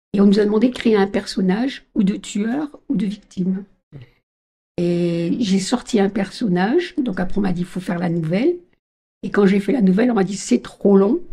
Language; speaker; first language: French; native; French